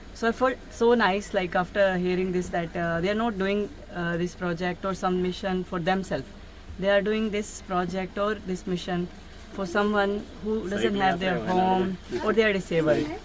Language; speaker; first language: English; non-native, learner; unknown